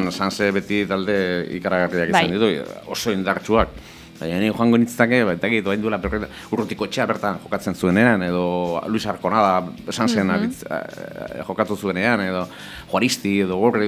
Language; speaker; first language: Basque; native; Basque